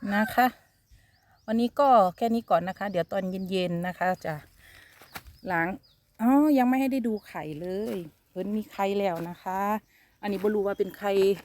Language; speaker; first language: Thai; native; Thai